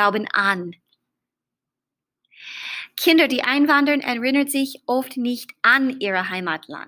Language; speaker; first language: German; non-native, fluent; English